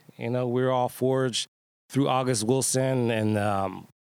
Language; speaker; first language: English; native; English